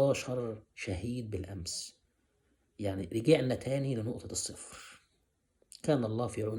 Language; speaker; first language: Arabic; native; Arabic